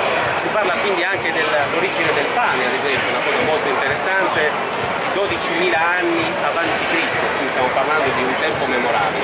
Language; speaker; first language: Italian; native; Italian